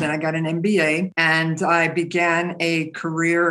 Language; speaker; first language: English; native; English